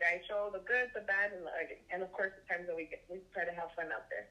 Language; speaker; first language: English; early bilingual, other home language; Spanish